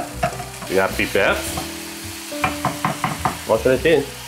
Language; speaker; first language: Bulgarian; non-native, learner; German